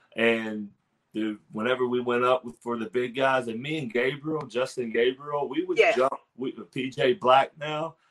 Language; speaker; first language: English; native; English